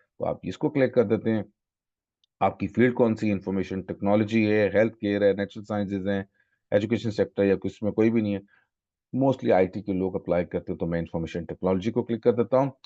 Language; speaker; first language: Urdu; non-native, local second language; Punjabi